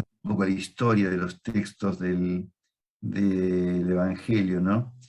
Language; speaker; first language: Spanish; native; Spanish